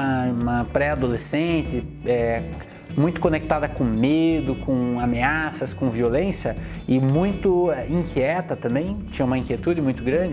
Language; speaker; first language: Portuguese; native; Portuguese